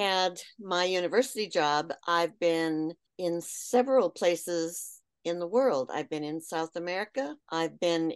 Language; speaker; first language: English; native; English